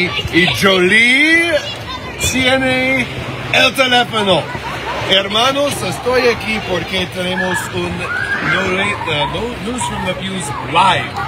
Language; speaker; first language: Spanish; non-native, learner; English